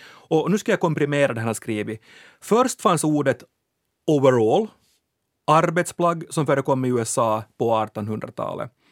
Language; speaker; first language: Swedish; native; Swedish